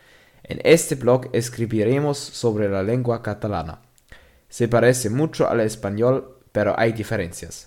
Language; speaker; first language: Spanish; non-native, learner; German